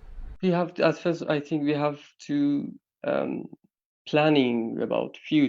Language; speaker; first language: English; non-native, learner; Persian